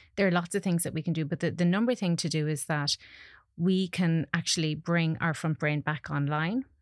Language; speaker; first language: English; native; English